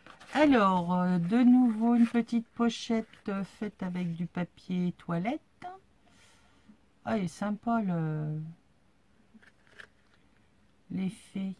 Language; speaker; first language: French; native; French